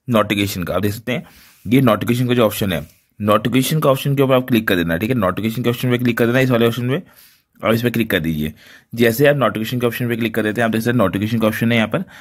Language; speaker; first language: Hindi; native; Hindi